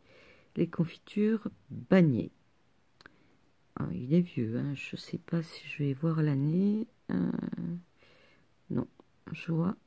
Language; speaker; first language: French; native; French